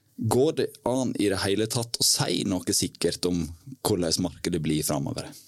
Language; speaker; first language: Norwegian; native; Norwegian